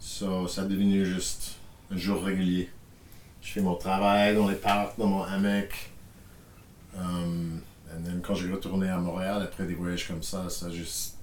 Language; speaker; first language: French; non-native, fluent; English